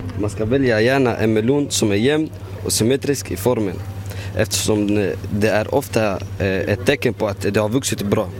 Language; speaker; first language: Swedish; non-native, fluent; Arabic